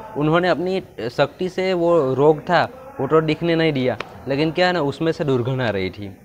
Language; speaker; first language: Hindi; non-native, local second language; Gujarati